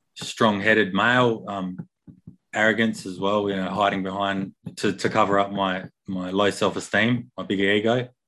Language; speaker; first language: English; native; English